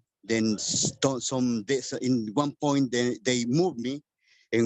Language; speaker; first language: English; non-native, learner; Spanish